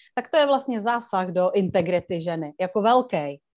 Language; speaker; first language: Czech; native; Czech